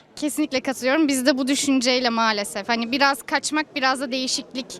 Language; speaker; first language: Turkish; native; Turkish